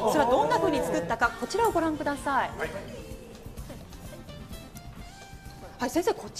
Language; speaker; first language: Japanese; native; Japanese